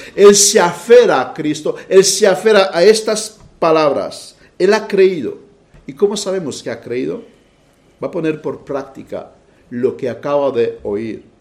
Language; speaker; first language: Spanish; non-native, fluent; Romanian